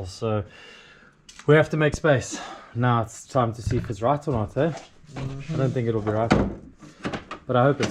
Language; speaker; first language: English; native; English